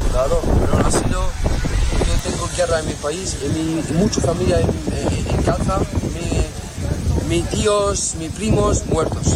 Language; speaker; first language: Spanish; non-native, learner; Arabic